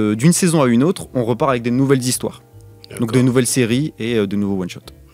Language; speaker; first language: French; native; French